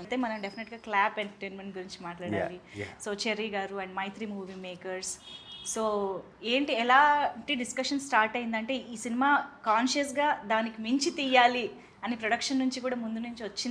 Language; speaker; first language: Telugu; native; Telugu